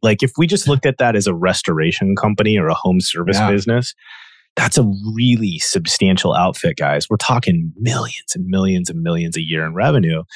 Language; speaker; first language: English; native; English